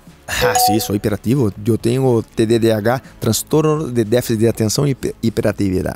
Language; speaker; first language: Spanish; non-native, fluent; Portuguese